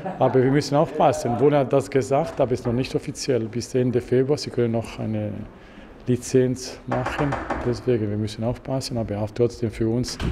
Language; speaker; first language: German; non-native, local second language; Italian